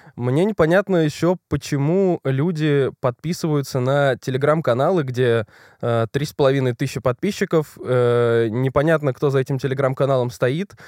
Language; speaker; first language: Russian; native; Russian